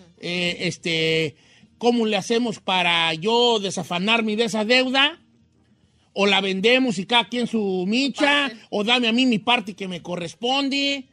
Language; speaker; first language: Spanish; native; Spanish